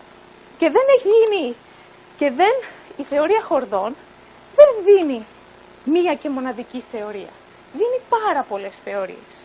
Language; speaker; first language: Greek; native; Greek